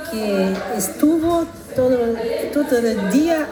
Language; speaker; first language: Spanish; non-native, learner; Italian